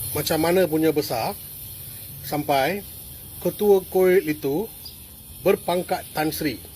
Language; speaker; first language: Malay; non-native, local second language; Tamil